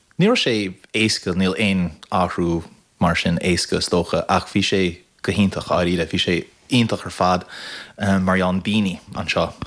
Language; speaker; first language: Irish; non-native, fluent; English